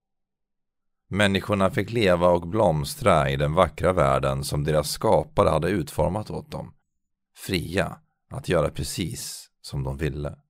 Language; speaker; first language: Swedish; native; Swedish